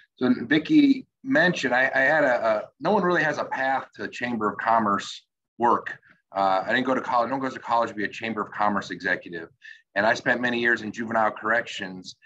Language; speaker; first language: English; native; English